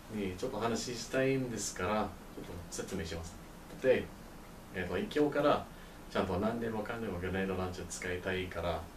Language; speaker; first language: Japanese; non-native, learner; English